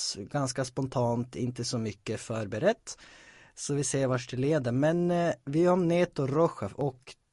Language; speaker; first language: Swedish; native; Swedish